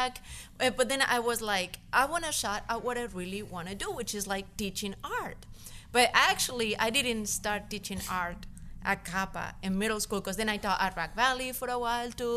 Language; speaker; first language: English; non-native, fluent; Spanish